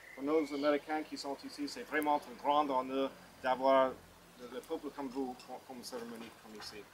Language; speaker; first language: French; non-native, learner; English